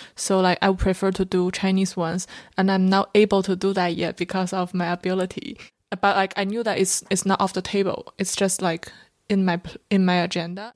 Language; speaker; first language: English; non-native, fluent; Chinese